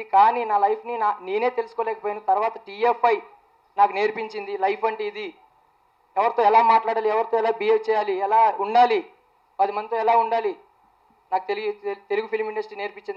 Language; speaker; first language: Telugu; native; Telugu